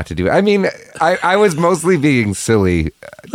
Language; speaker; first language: English; native; English